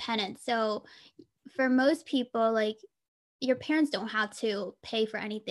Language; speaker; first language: English; native; English